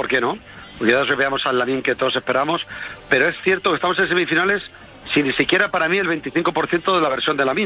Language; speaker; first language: Spanish; native; Spanish